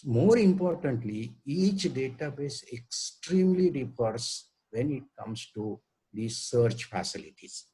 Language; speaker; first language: English; non-native, local second language; Marathi